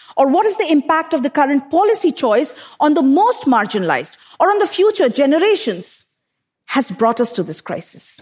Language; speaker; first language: English; non-native, local second language; Hindi